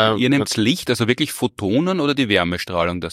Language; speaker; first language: German; native; German